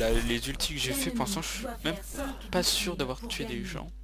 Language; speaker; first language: French; native; French